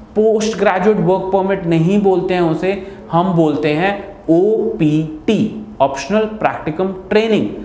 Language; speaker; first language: Hindi; non-native, local second language; Punjabi